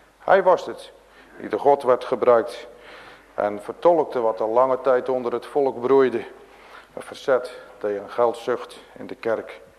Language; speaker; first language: Dutch; native; Dutch